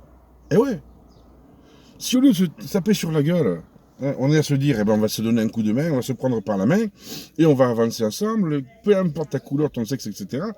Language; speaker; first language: French; native; French